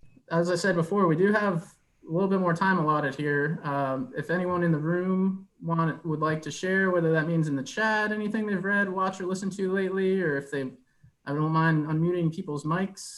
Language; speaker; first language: English; native; English